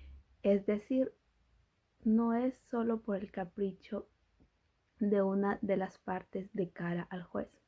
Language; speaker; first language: Spanish; native; Spanish